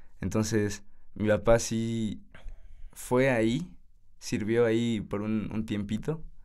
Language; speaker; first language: Spanish; native; Spanish